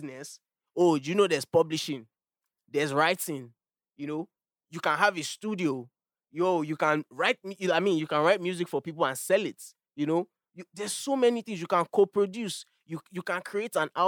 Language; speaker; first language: English; non-native, local second language; Yoruba